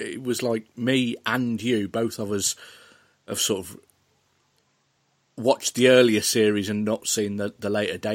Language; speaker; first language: English; native; English